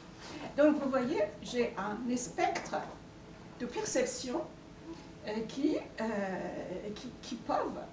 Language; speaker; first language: French; non-native, fluent; Persian